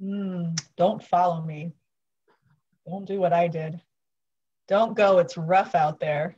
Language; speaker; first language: English; native; English